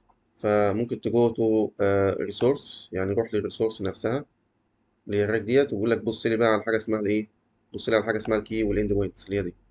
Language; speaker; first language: Arabic; native; Arabic